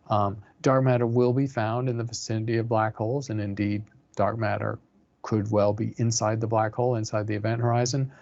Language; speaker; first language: English; native; English